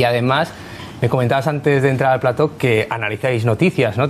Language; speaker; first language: Spanish; native; Spanish